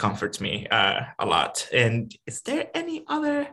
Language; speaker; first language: English; non-native, fluent; Spanish